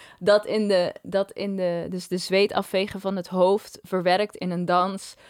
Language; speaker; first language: Dutch; non-native, local second language; Papiamento